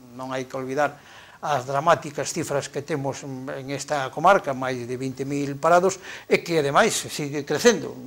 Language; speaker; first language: Galician; native; Galician